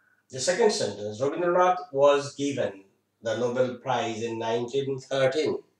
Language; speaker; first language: English; non-native, local second language; Bangla